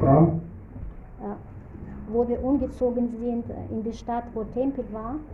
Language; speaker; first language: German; non-native, fluent; Russian